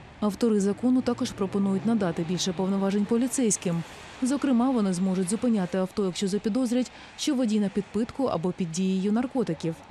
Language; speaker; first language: Ukrainian; native; Ukrainian